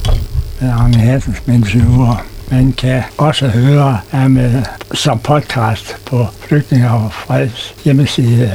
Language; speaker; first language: Danish; non-native, fluent; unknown